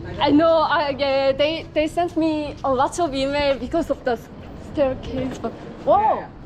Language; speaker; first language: English; non-native, learner; Korean